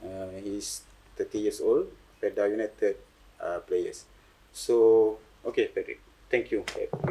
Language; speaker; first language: English; non-native, local second language; Malay